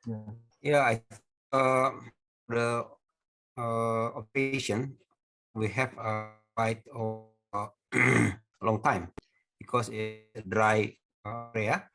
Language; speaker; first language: English; non-native, fluent; Indonesian